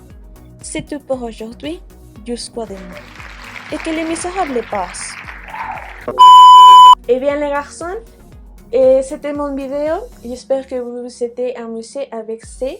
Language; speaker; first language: French; non-native, fluent; Spanish